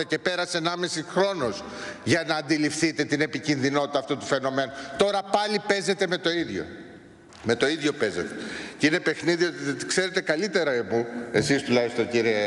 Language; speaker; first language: Greek; native; Greek